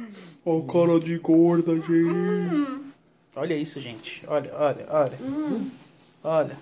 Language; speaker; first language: Portuguese; native; Portuguese